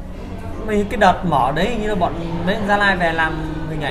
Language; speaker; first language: Vietnamese; native; Vietnamese